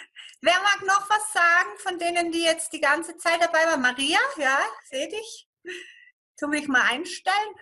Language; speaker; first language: German; native; German